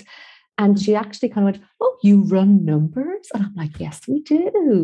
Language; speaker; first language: English; native; English